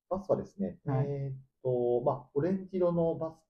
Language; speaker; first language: Japanese; native; Japanese